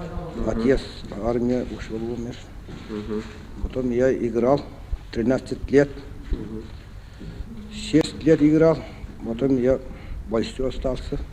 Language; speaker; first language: Russian; non-native, local second language; Yakut